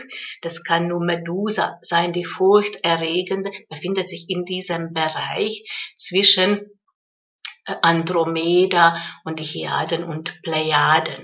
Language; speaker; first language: German; non-native, fluent; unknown